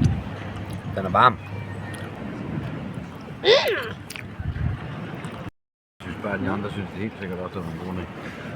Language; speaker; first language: Danish; native; Danish